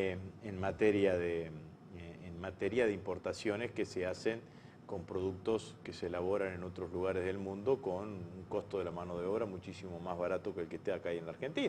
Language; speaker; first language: Spanish; native; Spanish